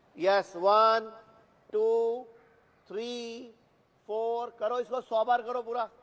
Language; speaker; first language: Hindi; native; Hindi